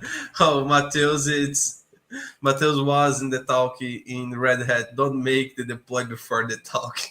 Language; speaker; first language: English; non-native, learner; Portuguese